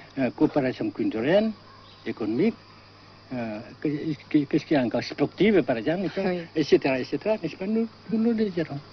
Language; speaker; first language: French; non-native, local second language; Vietnamese